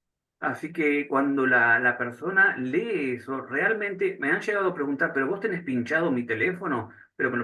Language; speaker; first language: Spanish; native; Spanish